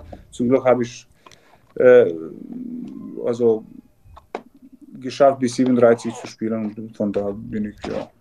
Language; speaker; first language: German; non-native, learner; Serbian